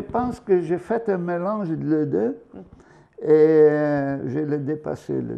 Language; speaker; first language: French; non-native, fluent; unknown